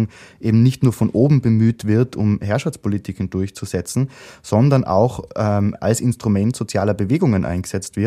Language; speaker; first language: German; native; German